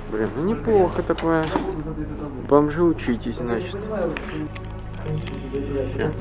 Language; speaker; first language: Russian; native; Russian